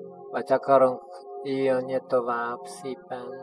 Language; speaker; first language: Hungarian; non-native, fluent; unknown